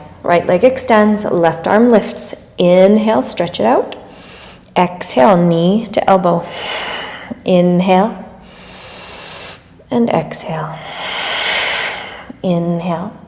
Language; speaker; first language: English; native; English